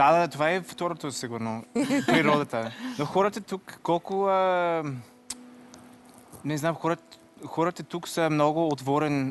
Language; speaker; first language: Bulgarian; non-native, learner; English